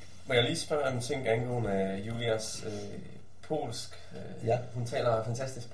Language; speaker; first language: Danish; non-native, fluent; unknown